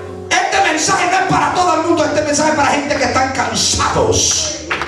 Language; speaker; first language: Spanish; native; Spanish